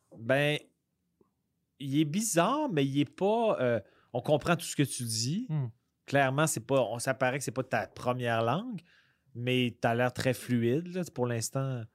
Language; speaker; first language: French; native; French